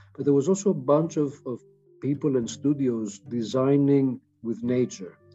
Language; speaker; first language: English; non-native, fluent; Greek